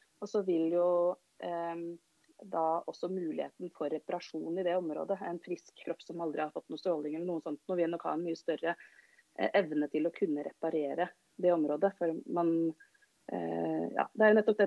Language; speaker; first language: Norwegian; native; Norwegian